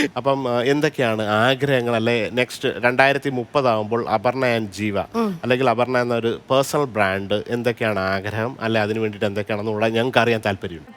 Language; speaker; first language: Malayalam; native; Malayalam